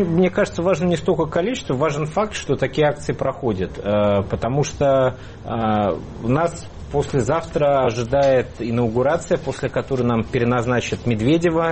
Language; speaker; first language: Russian; native; Russian